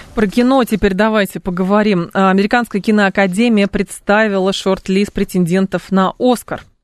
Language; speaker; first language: Russian; native; Russian